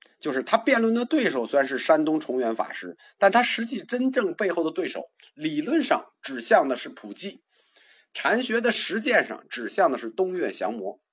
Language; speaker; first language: Chinese; native; Chinese